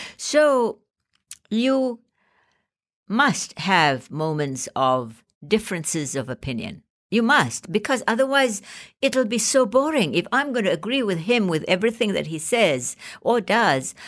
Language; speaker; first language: English; non-native, local second language; Malay